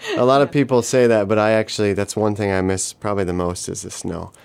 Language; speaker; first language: English; native; English